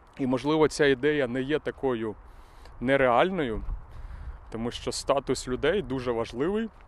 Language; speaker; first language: Ukrainian; native; Ukrainian